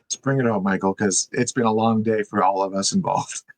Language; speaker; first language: English; native; English